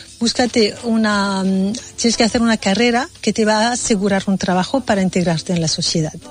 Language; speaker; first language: Spanish; non-native, fluent; Vietnamese